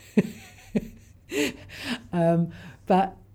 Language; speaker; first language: English; native; English